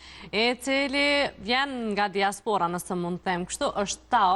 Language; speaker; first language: Albanian; native; Albanian